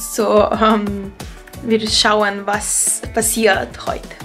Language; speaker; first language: German; non-native, fluent; Bosnian